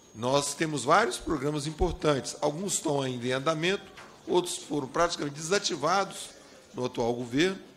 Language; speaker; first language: Portuguese; native; Portuguese